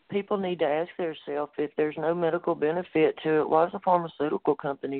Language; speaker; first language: English; native; English